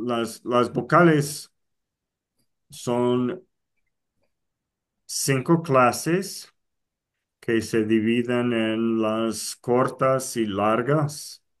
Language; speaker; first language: Spanish; non-native, fluent; English